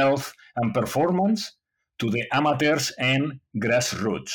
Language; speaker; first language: English; non-native, fluent; Spanish